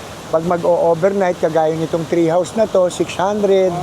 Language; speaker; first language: Filipino; native; Filipino